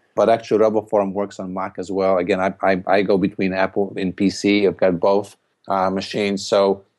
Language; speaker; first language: English; non-native, fluent; Polish